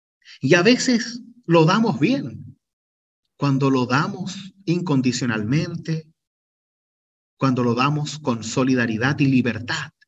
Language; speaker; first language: Spanish; native; Spanish